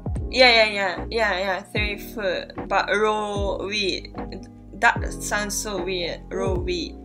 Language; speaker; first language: English; non-native, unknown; Japanese